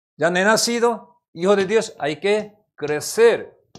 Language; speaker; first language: Spanish; non-native, learner; Korean